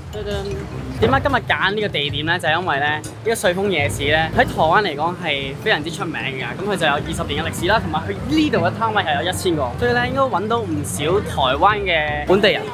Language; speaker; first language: Chinese; non-native, local second language; Cantonese